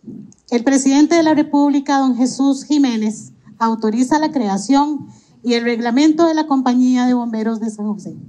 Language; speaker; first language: Spanish; native; Spanish